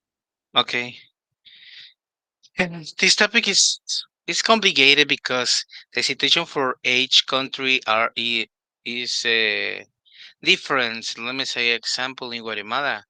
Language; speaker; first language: English; non-native, learner; Spanish